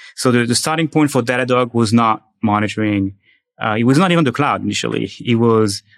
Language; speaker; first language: English; non-native, fluent; French